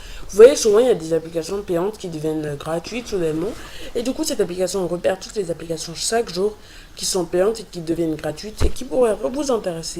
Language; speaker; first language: French; native; French